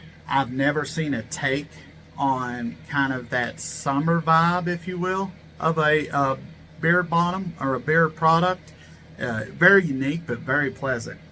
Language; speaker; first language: English; native; English